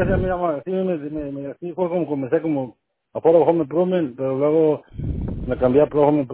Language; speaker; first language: Spanish; native; Spanish